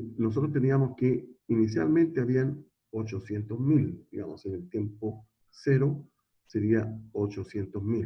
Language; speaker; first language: Spanish; native; Spanish